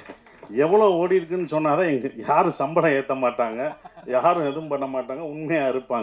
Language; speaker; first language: Tamil; native; Tamil